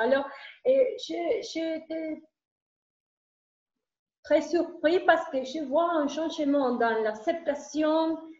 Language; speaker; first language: French; non-native, learner; Spanish